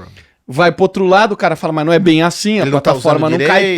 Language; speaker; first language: Portuguese; native; Portuguese